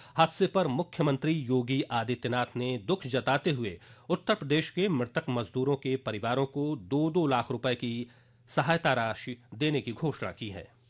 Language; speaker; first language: Hindi; native; Hindi